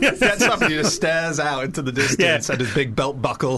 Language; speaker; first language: English; native; English